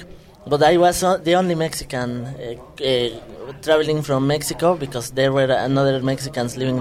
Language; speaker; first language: English; non-native, fluent; Spanish